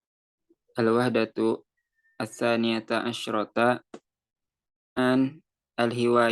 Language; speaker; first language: Arabic; non-native, fluent; Indonesian